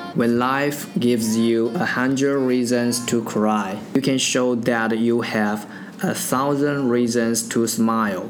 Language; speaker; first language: English; non-native, learner; Chinese